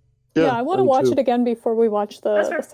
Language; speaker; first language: English; native; English